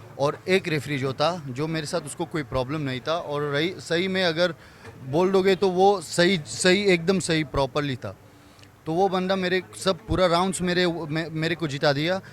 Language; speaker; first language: Hindi; non-native, fluent; Persian